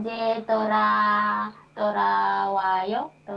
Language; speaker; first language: Korean; non-native, learner; Indonesian